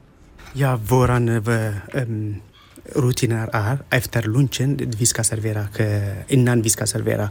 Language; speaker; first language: Swedish; non-native, learner; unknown